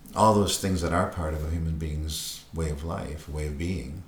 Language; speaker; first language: English; native; English